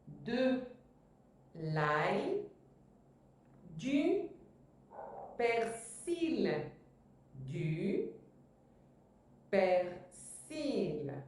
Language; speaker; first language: French; non-native, fluent; Spanish